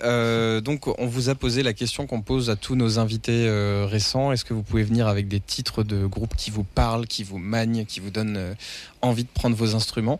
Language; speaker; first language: French; native; French